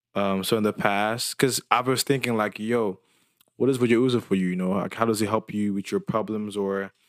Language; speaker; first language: English; non-native, local second language; Yoruba